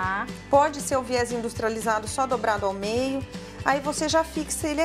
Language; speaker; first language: Portuguese; native; Portuguese